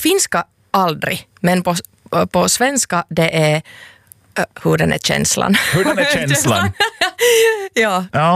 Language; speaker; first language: Swedish; non-native, local second language; Finnish